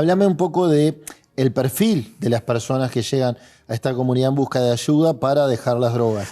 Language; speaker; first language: Spanish; native; Spanish